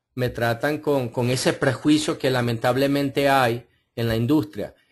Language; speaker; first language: Spanish; early bilingual, heritage; Spanish